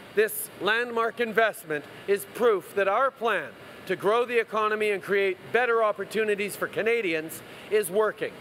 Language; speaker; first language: English; early bilingual, other home language; French